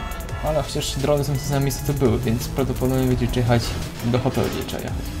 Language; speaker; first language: Polish; native; Polish